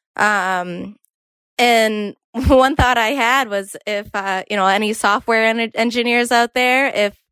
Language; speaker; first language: English; native; English